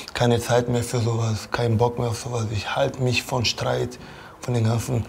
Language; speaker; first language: German; non-native, fluent; Portuguese